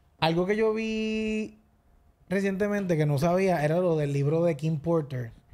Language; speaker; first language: Spanish; native; Spanish